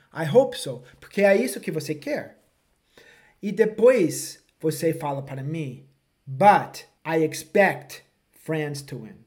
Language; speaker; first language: Portuguese; non-native, fluent; English